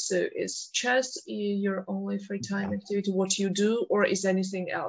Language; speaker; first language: English; non-native, fluent; Georgian